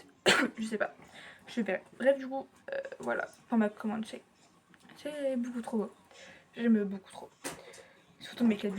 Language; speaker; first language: French; native; French